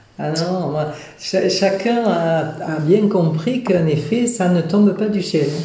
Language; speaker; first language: French; native; French